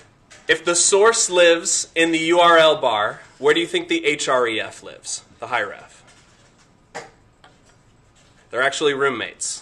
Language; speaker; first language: English; native; English